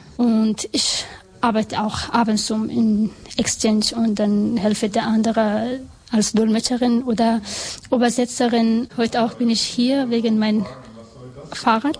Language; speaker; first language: German; non-native, learner; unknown